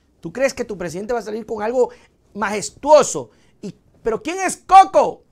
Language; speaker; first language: Spanish; native; Spanish